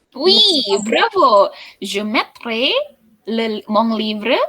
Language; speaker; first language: French; non-native, fluent; Indonesian